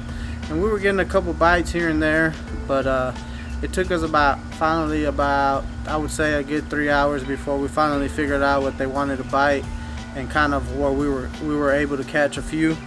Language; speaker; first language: English; native; English